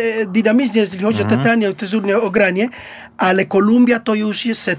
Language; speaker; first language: Polish; non-native, learner; Spanish